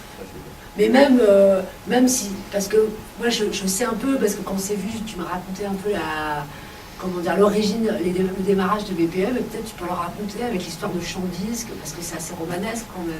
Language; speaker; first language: French; native; French